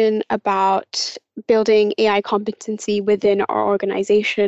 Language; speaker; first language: English; non-native, local second language; Cantonese